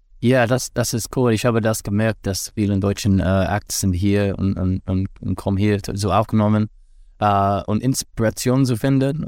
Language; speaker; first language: German; non-native, learner; English